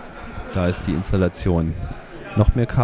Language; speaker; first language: German; native; German